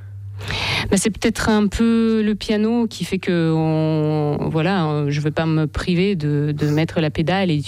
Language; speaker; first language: French; non-native, fluent; Russian